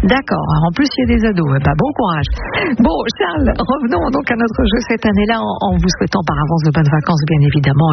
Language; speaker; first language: French; native; French